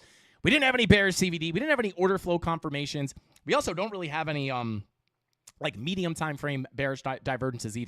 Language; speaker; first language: English; native; English